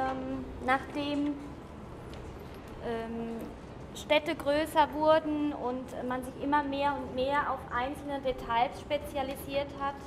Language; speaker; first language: German; native; German